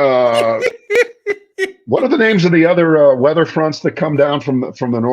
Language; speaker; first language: English; native; English